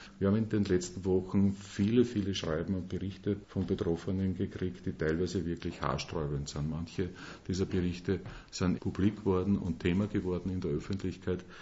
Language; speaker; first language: German; native; German